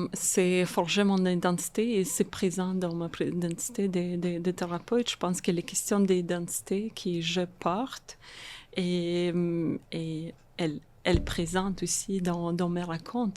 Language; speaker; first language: French; non-native, fluent; Russian